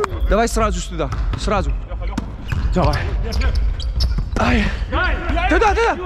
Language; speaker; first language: Russian; non-native, learner; Italian